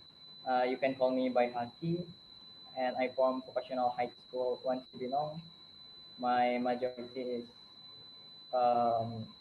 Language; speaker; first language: English; non-native, learner; Indonesian